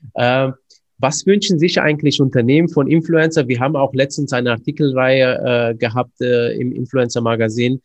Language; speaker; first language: German; early bilingual, other home language; Romanian